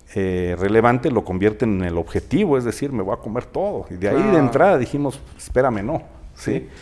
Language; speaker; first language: Spanish; native; Spanish